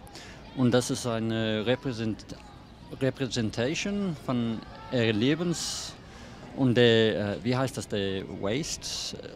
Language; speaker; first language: German; non-native, learner; English